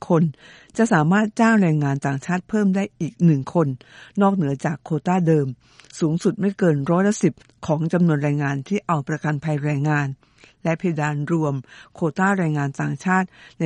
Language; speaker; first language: Thai; native; Thai